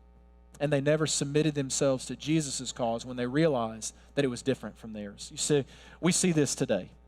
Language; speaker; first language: English; native; English